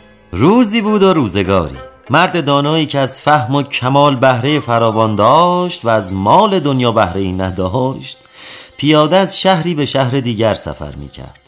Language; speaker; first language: Persian; native; Persian